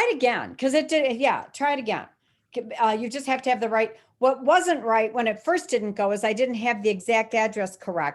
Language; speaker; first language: English; native; English